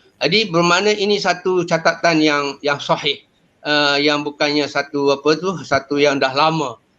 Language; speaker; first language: Malay; native; Malay